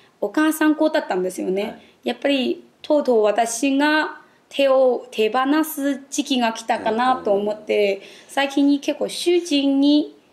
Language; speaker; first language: Japanese; non-native, fluent; Chinese